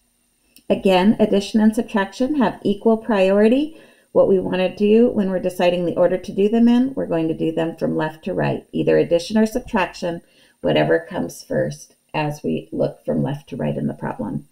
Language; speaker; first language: English; native; English